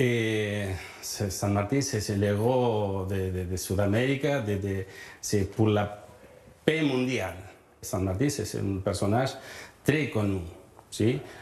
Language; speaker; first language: French; non-native, learner; Spanish